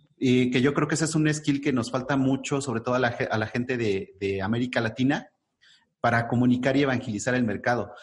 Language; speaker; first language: Spanish; native; Spanish